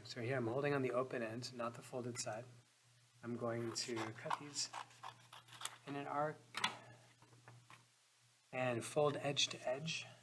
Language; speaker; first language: English; native; English